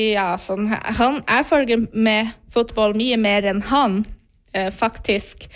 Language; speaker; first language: Norwegian; non-native, fluent; Portuguese